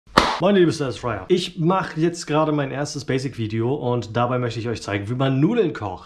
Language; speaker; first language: German; native; German